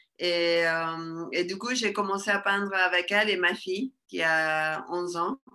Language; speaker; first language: French; early bilingual, other home language; Spanish